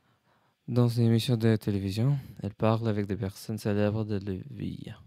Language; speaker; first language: French; non-native, learner; English